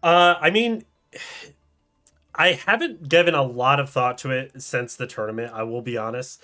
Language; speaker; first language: English; native; English